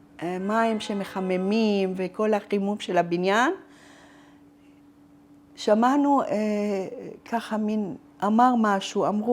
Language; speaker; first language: Hebrew; non-native, fluent; Arabic